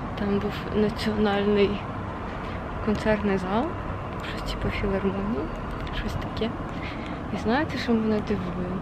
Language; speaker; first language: Ukrainian; non-native, local second language; Russian